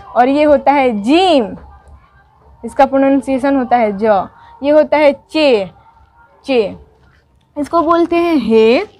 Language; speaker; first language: Hindi; native; Hindi